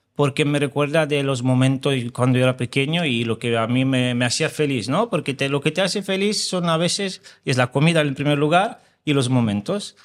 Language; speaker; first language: Spanish; non-native, fluent; Romanian